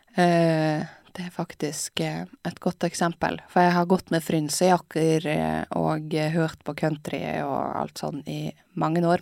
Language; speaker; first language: Norwegian; native; Norwegian